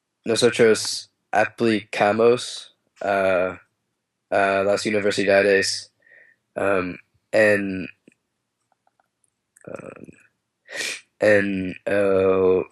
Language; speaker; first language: Spanish; non-native, learner; English